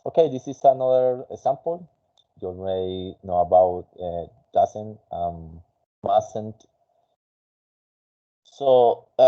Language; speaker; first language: English; non-native, fluent; Spanish